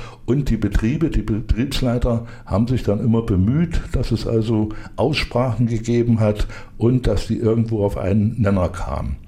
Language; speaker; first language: German; native; German